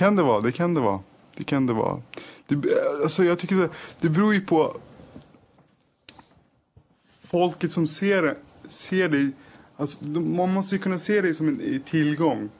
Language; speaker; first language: Swedish; non-native, fluent; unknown